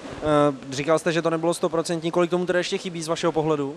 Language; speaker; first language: Czech; native; Czech